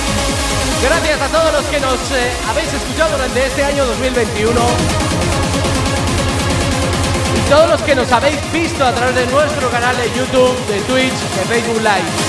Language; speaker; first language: Spanish; native; Spanish